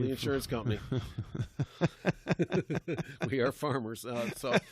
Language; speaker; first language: English; native; English